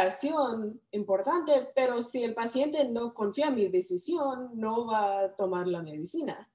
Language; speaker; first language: Spanish; non-native, learner; English